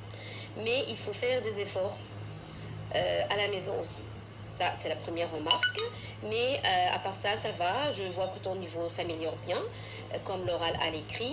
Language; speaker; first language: French; non-native, fluent; Arabic